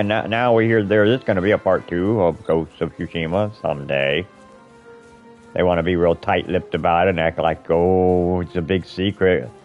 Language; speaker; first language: English; native; English